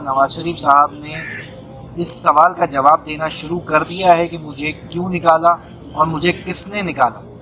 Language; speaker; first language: Urdu; native; Urdu